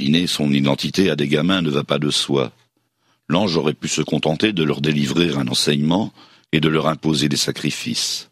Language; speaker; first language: French; native; French